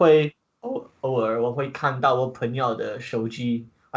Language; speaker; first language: Chinese; non-native, learner; English